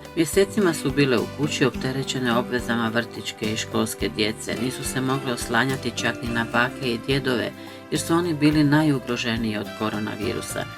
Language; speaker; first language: Bosnian; early bilingual, heritage; Croatian